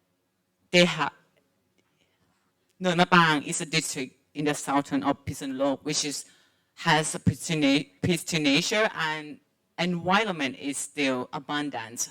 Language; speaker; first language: English; non-native, learner; Thai